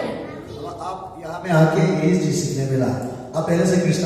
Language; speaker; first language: Hindi; non-native, local second language; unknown